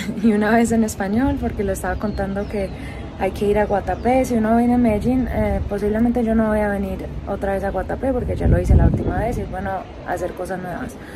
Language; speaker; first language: Spanish; early bilingual, heritage; Spanish